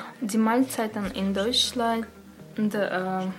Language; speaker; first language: German; non-native, learner; Russian